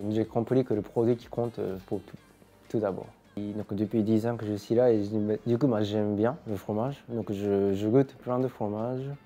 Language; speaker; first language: French; non-native, fluent; Japanese